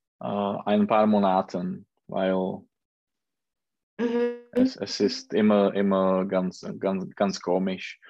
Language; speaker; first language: German; non-native, learner; Czech